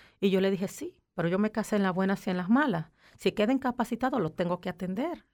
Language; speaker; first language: Spanish; native; Spanish